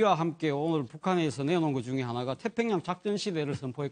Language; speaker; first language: Korean; native; Korean